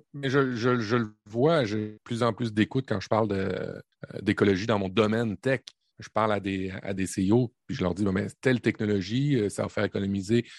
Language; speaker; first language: French; native; French